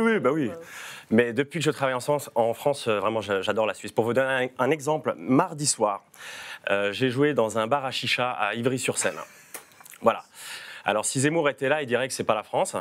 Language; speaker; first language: French; native; French